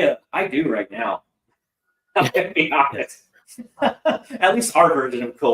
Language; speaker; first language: English; native; English